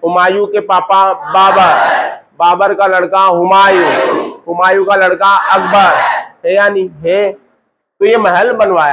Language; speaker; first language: Hindi; native; Hindi